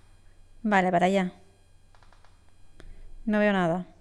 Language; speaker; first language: Spanish; native; Spanish